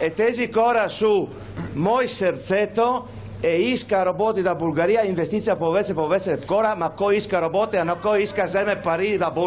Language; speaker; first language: Bulgarian; non-native, learner; Italian